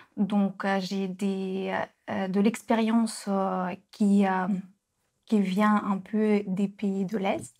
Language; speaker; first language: French; non-native, fluent; Russian